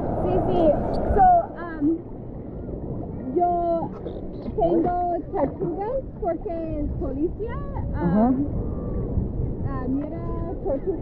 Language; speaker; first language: Spanish; non-native, learner; English